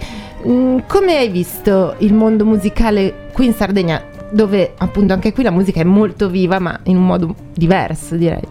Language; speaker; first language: Italian; native; Italian